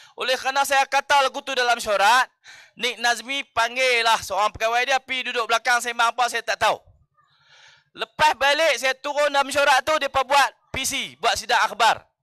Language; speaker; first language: Malay; native; Malay